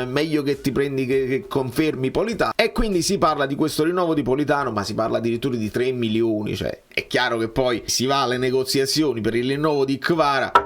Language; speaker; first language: Italian; native; Italian